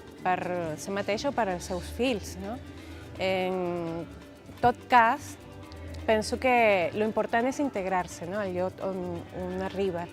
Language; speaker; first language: Catalan; non-native, fluent; Spanish